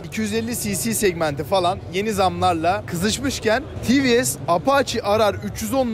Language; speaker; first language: Turkish; native; Turkish